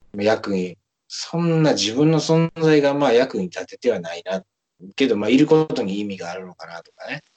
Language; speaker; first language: Japanese; native; Japanese